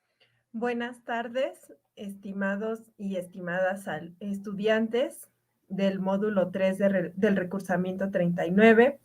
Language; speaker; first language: Spanish; native; Spanish